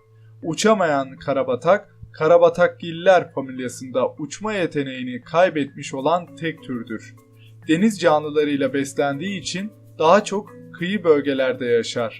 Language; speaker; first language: Turkish; native; Turkish